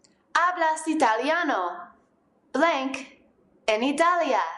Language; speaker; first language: Spanish; non-native, fluent; English